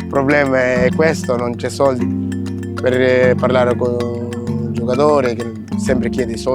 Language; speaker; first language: Italian; non-native, fluent; Kabuverdianu